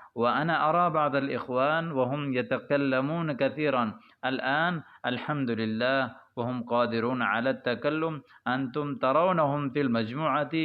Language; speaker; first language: Arabic; non-native, fluent; Urdu